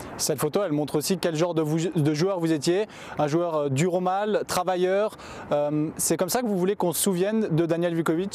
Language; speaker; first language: French; native; French